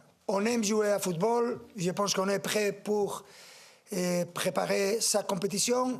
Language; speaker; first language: French; non-native, fluent; Spanish